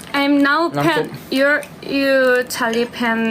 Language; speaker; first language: English; non-native, learner; Korean